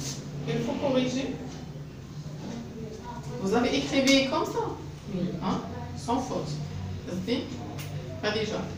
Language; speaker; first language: French; non-native, local second language; Arabic